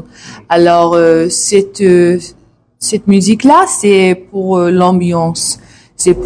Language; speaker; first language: French; non-native, learner; English